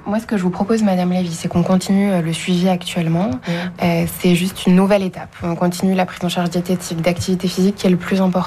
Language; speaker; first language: French; native; French